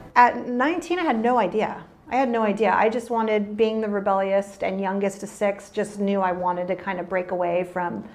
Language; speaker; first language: English; native; English